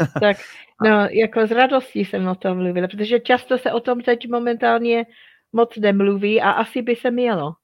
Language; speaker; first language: Czech; non-native, fluent; English